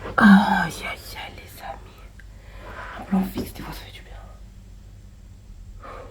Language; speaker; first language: French; native; French